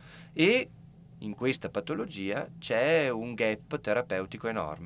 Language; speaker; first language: Italian; native; Italian